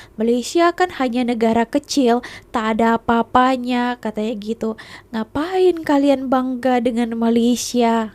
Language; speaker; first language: Indonesian; native; Indonesian